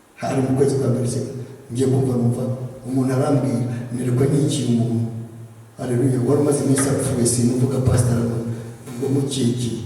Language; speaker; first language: Kinyarwanda; early bilingual, heritage; Kinyarwanda